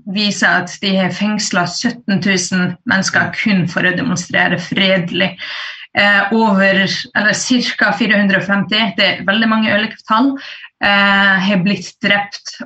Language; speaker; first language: Norwegian; early bilingual, other home language; Persian